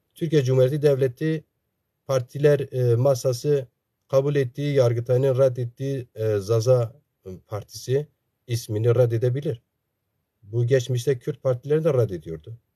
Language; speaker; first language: Turkish; non-native, local second language; Zaza